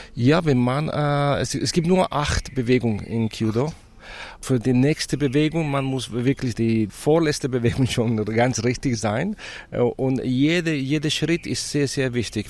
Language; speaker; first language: German; non-native, fluent; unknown